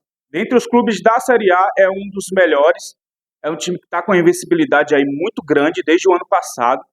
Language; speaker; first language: Portuguese; native; Portuguese